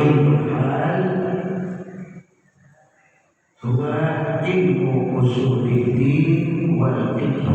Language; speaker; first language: Arabic; non-native, fluent; Indonesian